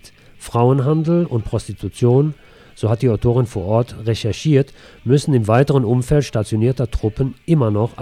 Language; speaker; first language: German; native; German